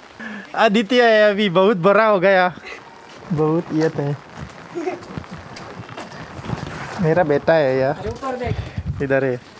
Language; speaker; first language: Hindi; non-native, local second language; Mizo